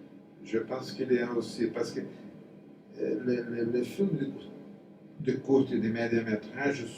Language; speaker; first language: French; non-native, fluent; Portuguese